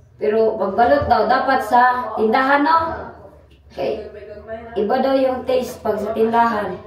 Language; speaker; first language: Filipino; non-native, local second language; Cebuano